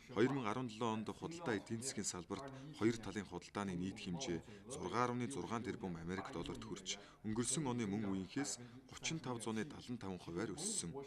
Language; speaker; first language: Mongolian; non-native, fluent; Chinese